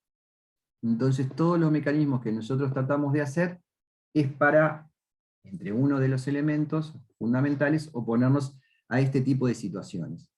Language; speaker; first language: Spanish; native; Spanish